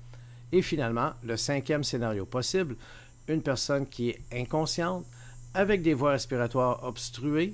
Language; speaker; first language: French; native; French